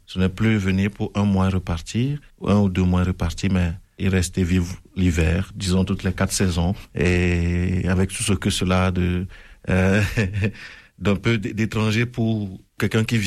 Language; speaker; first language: French; non-native, local second language; Ewe